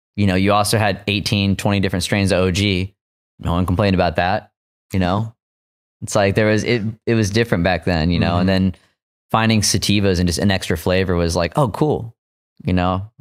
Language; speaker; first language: English; native; English